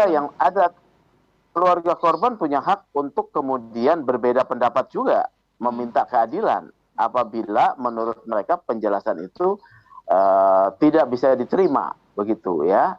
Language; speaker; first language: Indonesian; native; Indonesian